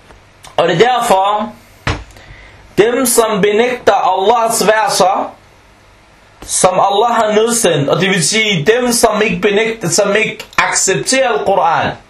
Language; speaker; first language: Danish; non-native, fluent; Arabic